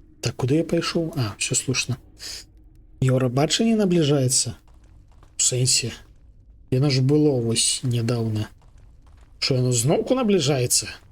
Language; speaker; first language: Belarusian; native; Belarusian